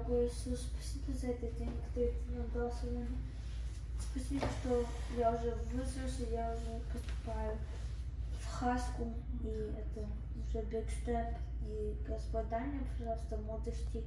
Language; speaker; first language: Russian; early bilingual, heritage; Russian